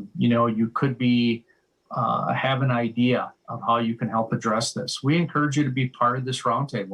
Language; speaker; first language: English; native; English